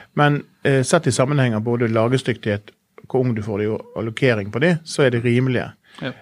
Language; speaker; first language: Norwegian; native; Norwegian